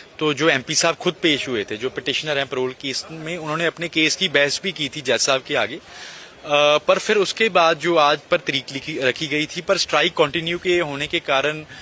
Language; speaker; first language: Hindi; non-native, local second language; Punjabi